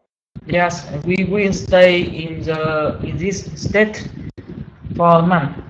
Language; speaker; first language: English; non-native, learner; Vietnamese